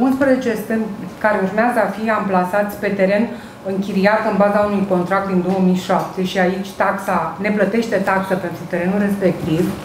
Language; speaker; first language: Romanian; native; Romanian